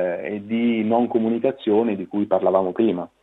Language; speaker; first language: Italian; native; Italian